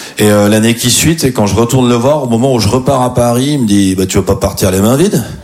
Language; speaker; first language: French; native; French